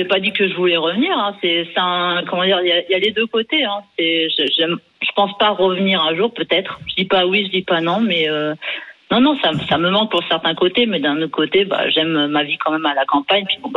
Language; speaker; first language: French; native; French